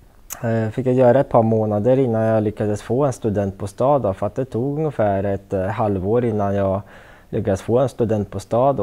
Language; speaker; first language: Swedish; native; Swedish